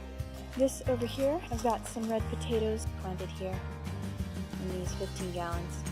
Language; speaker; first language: English; native; English